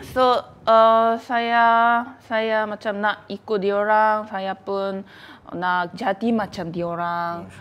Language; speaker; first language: Malay; non-native, learner; Korean